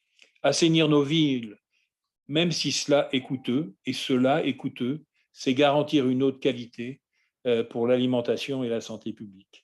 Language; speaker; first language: French; native; French